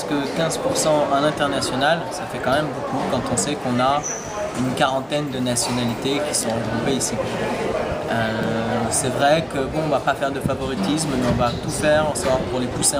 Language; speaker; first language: French; native; French